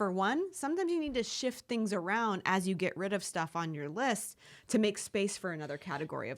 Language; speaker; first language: English; native; English